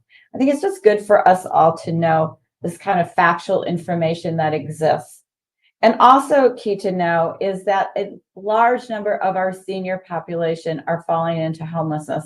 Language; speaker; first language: English; native; English